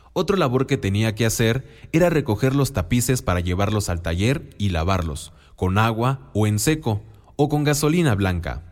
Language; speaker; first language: Spanish; non-native, local second language; Mixtepec Mixtec